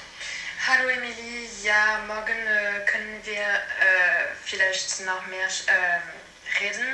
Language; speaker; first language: German; non-native, learner; French